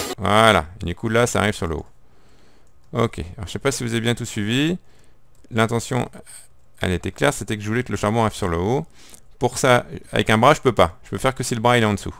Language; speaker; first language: French; native; French